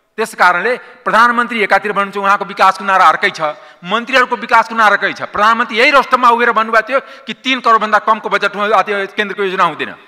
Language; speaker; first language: Nepali; non-native, local second language; Maithili